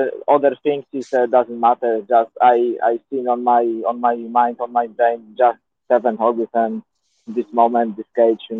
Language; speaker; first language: English; non-native, learner; Polish